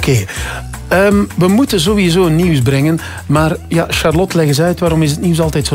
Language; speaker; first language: Dutch; native; Dutch